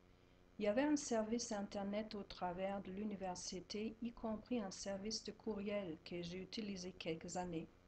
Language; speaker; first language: French; non-native, fluent; German